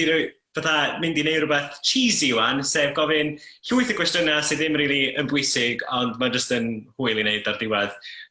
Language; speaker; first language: Welsh; native; Welsh